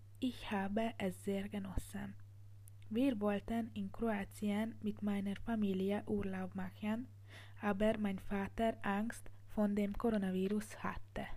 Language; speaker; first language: German; non-native, learner; Hungarian